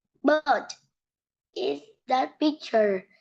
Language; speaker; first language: English; non-native, learner; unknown